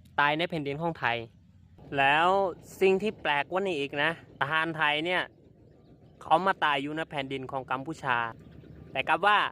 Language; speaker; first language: Thai; non-native, fluent; Khmer